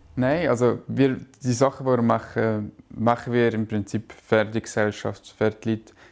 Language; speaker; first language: German; native; German